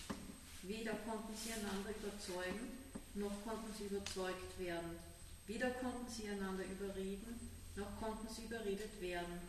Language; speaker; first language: German; native; German